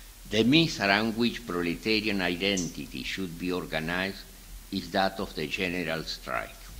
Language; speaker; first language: English; non-native, fluent; Spanish